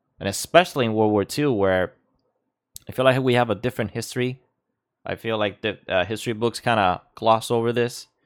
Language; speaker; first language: English; non-native, local second language; Spanish